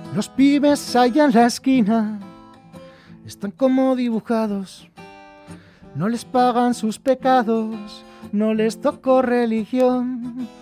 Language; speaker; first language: Spanish; native; Spanish